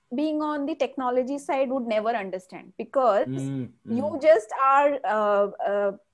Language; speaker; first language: English; non-native, local second language; Malayalam